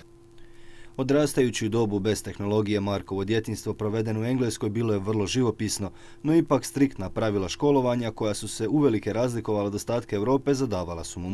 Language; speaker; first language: Serbian; native; Serbian